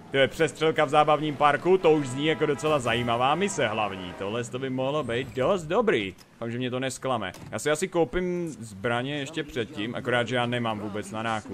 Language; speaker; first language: Czech; native; Czech